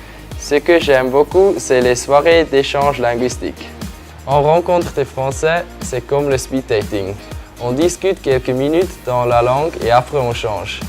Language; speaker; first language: French; non-native, fluent; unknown